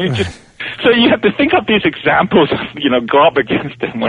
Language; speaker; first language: English; non-native, local second language; Cantonese